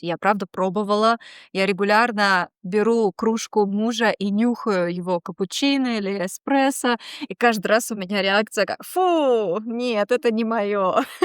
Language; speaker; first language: Russian; native; Russian